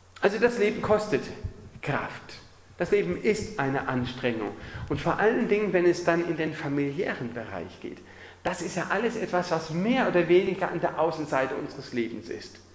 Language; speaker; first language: German; native; German